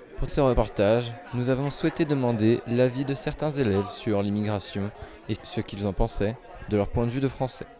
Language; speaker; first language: French; native; French